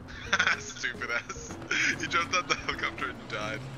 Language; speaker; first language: English; native; English